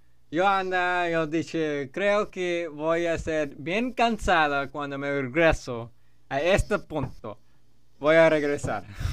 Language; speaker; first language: Spanish; non-native, learner; English